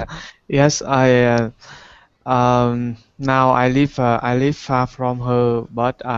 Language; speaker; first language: English; non-native, learner; Vietnamese